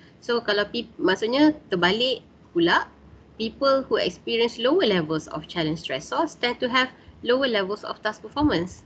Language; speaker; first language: English; non-native, local second language; Malay